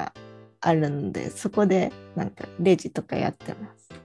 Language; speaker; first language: Japanese; early bilingual, heritage; Japanese